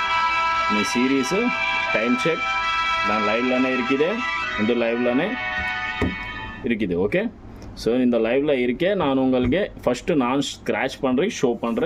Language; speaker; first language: Tamil; non-native, local second language; Kannada